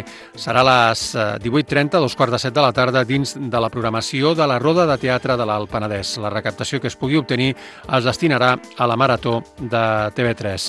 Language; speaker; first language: Catalan; native; Catalan